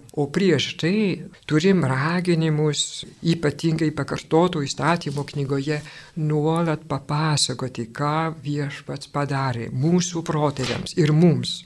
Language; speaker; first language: Lithuanian; non-native, fluent; French